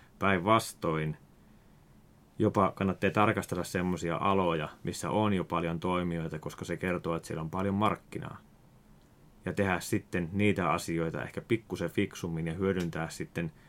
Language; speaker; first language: Finnish; native; Finnish